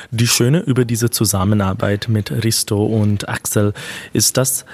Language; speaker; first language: German; non-native, fluent; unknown